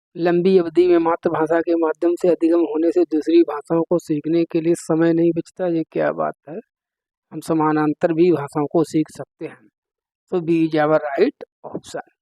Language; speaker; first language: Hindi; native; Hindi